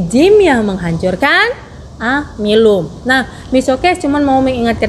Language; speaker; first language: Indonesian; native; Indonesian